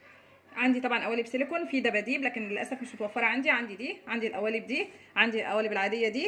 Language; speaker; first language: Arabic; native; Arabic